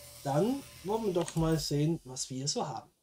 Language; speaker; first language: German; native; German